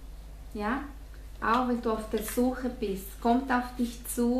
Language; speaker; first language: German; non-native, fluent; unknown